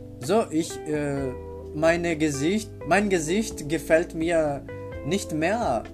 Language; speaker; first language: German; non-native, learner; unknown